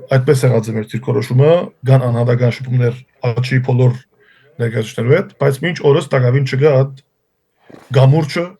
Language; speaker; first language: Armenian; early bilingual, heritage; Armenian